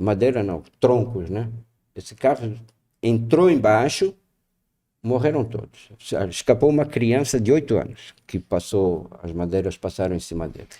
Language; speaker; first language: Portuguese; native; Portuguese